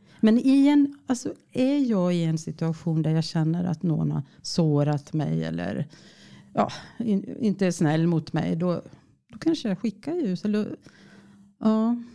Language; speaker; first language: Swedish; native; Swedish